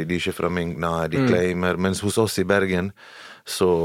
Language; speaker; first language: Norwegian; early bilingual, other home language; Bosnian